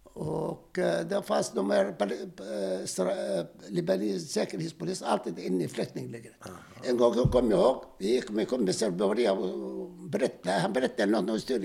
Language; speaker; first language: Swedish; non-native, fluent; Arabic